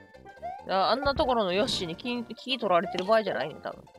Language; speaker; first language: Japanese; native; Japanese